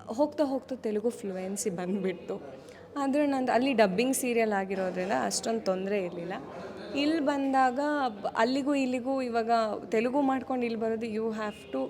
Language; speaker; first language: Kannada; non-native, local second language; Konkani